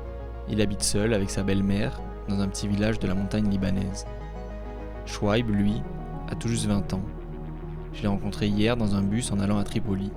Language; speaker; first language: French; native; French